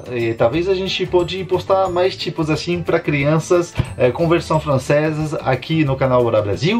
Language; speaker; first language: Portuguese; non-native, fluent; French